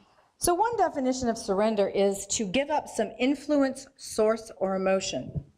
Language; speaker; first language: English; native; English